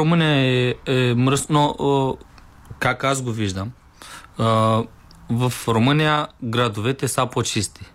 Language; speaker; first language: Bulgarian; non-native, learner; Romanian